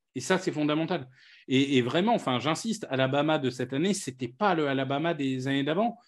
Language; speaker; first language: French; native; French